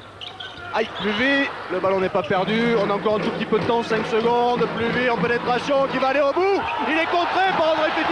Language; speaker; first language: French; native; French